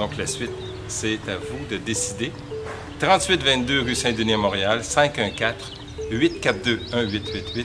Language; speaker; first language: French; native; French